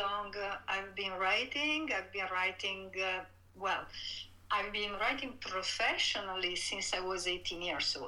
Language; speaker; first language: English; non-native, fluent; Italian